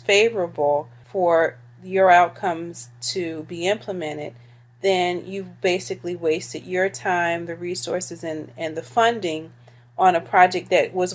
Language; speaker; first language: English; native; English